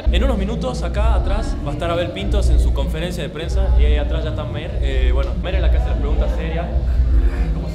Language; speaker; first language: Spanish; native; Spanish